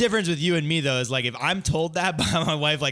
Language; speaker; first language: English; native; English